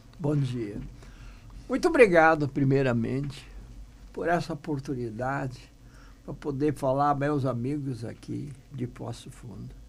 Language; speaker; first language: Portuguese; non-native, local second language; German